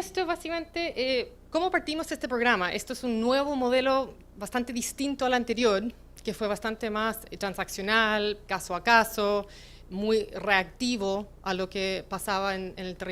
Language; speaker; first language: Spanish; native; Spanish